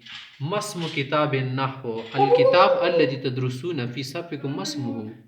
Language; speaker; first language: Arabic; non-native, fluent; Urdu